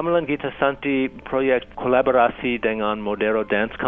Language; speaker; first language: Indonesian; non-native, fluent; English